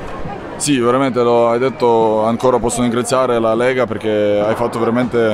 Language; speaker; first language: Italian; non-native, fluent; Ukrainian